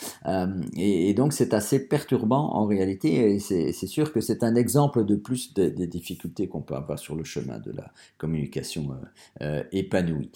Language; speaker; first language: French; native; French